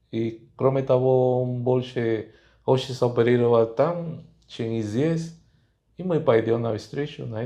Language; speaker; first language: Russian; non-native, fluent; Spanish